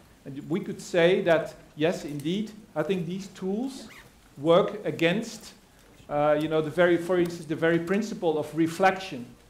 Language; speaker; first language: English; non-native, fluent; Dutch